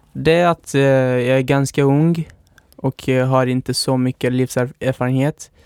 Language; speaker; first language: Swedish; non-native, fluent; Persian